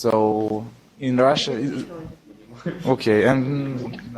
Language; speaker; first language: English; non-native, learner; Russian